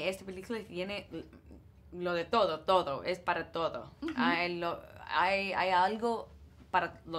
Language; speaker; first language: Spanish; non-native, learner; English